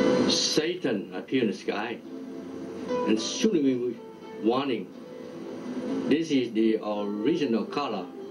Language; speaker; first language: English; non-native, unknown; Vietnamese